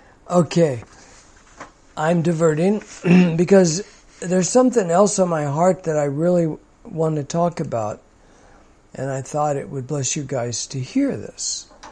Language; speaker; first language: English; native; English